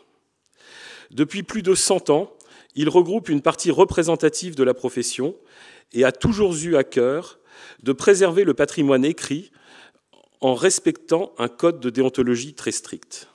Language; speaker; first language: French; native; French